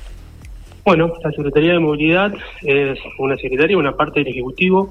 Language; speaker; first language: Spanish; native; Spanish